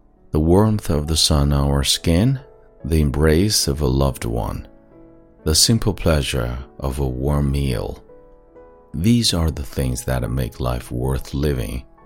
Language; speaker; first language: English; non-native, fluent; Chinese